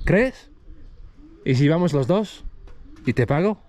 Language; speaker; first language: Spanish; non-native, fluent; English